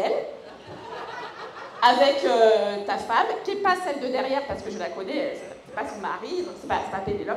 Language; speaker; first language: French; native; French